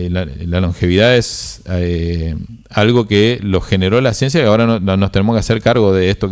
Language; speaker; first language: Spanish; native; Spanish